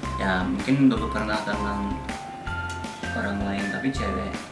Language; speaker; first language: Indonesian; non-native, fluent; Turkish